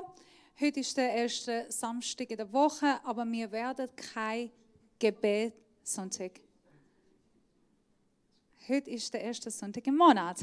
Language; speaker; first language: German; non-native, fluent; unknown